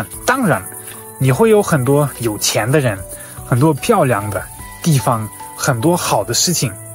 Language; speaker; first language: Chinese; non-native, fluent; German